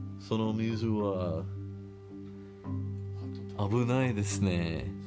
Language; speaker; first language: Japanese; non-native, learner; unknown